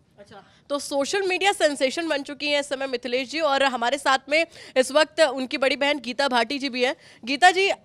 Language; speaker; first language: Hindi; native; Hindi